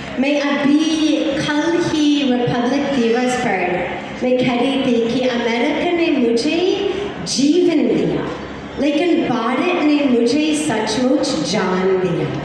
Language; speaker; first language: Hindi; non-native, fluent; English